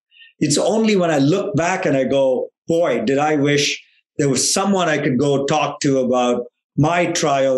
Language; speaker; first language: English; non-native, local second language; Tamil